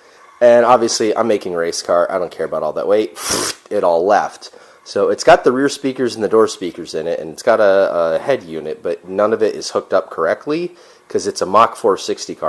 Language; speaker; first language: English; native; English